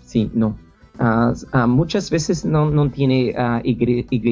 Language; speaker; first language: Spanish; non-native, learner; Portuguese